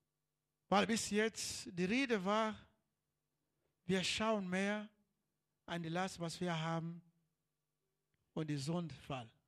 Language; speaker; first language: German; non-native, learner; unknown